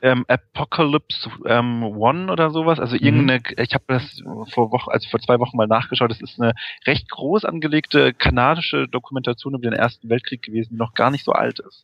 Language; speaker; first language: German; native; German